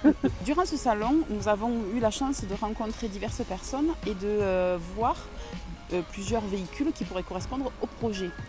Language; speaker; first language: French; native; French